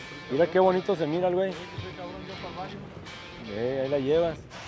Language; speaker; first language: Spanish; native; Spanish